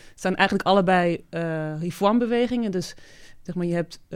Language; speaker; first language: Dutch; native; Dutch